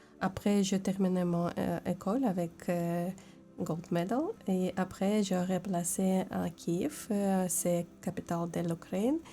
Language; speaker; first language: French; non-native, learner; Ukrainian